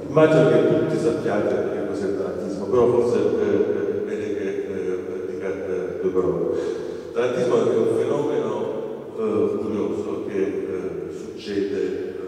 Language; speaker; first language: Italian; native; Italian